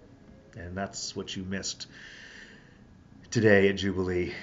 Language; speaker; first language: English; native; English